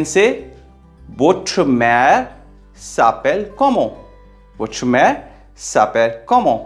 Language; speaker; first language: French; non-native, fluent; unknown